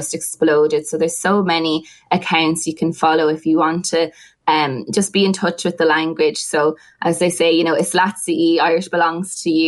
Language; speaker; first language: English; native; English